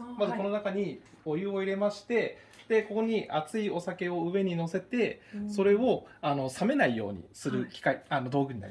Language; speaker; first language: Japanese; native; Japanese